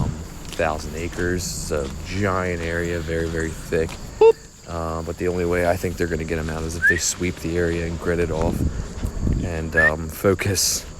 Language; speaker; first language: English; native; English